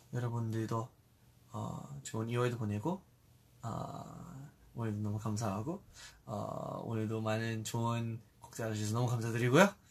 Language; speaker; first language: Korean; early bilingual, heritage; Korean